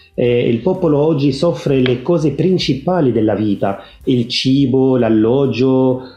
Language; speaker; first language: Italian; non-native, fluent; Arabic